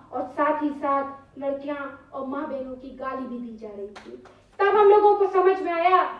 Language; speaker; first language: Hindi; native; Hindi